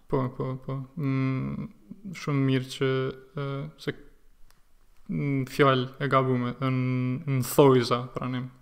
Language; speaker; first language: Albanian; native; Albanian